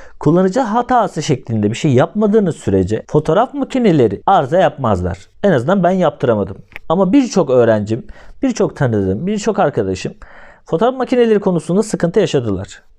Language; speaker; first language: Turkish; native; Turkish